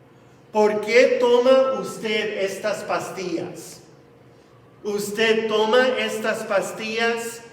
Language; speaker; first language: Spanish; non-native, fluent; English